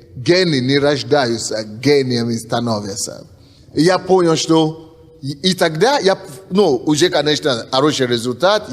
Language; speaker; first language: Russian; non-native, fluent; Yoruba